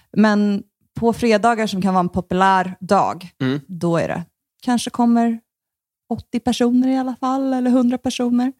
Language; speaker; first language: Swedish; native; Swedish